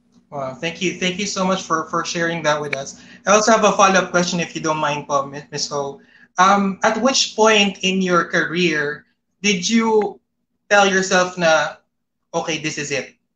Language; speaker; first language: English; non-native, local second language; Filipino